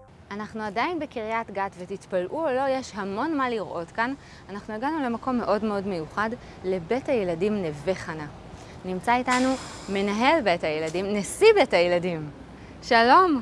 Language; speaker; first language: Hebrew; native; Hebrew